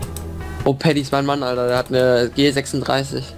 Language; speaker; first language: German; native; German